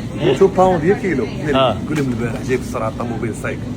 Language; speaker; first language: Arabic; native; Arabic